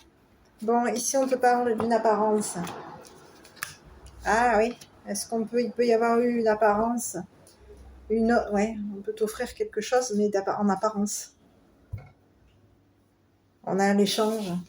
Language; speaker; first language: French; native; French